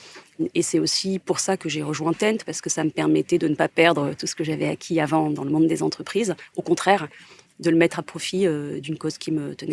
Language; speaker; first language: French; native; French